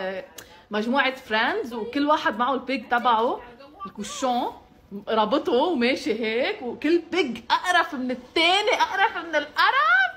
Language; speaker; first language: Arabic; native; Arabic